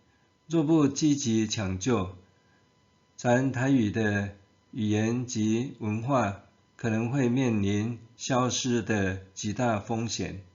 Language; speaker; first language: Chinese; non-native, local second language; Min Nan Chinese